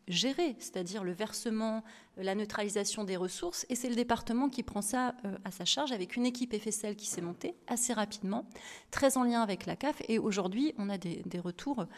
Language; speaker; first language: French; native; French